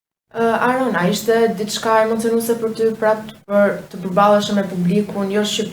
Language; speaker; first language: Albanian; native; Albanian